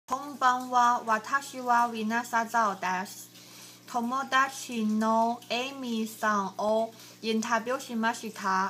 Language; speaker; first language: Japanese; non-native, learner; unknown